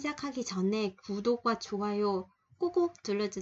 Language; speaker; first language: Korean; non-native, fluent; Vietnamese